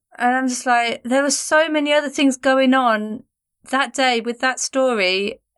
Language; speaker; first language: English; native; English